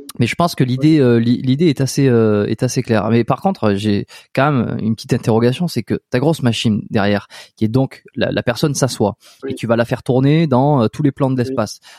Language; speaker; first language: French; native; French